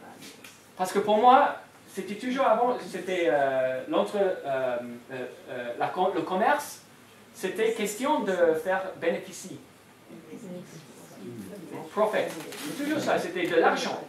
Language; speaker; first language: French; non-native, fluent; English